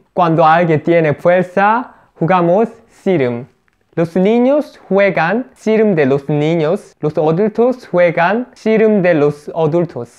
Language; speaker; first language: Spanish; non-native, learner; Korean